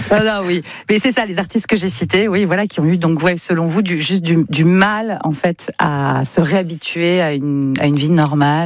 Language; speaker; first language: French; native; French